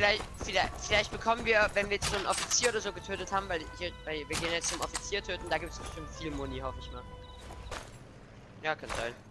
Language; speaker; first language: German; native; German